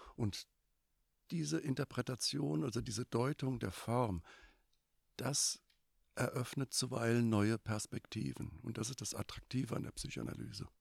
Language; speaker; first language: German; native; German